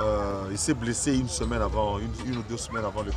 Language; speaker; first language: French; non-native, local second language; Lingala